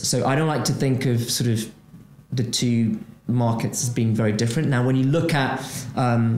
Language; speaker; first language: English; non-native, fluent; Portuguese